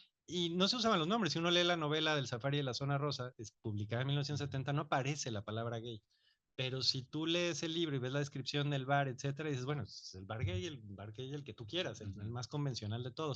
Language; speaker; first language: Spanish; native; Spanish